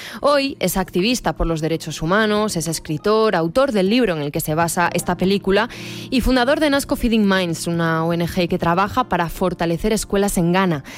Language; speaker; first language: Spanish; native; Spanish